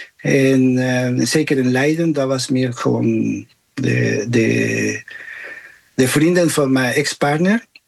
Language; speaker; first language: Dutch; non-native, fluent; Spanish